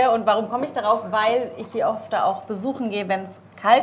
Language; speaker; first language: German; native; German